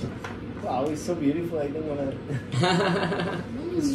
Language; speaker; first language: English; non-native, learner; Spanish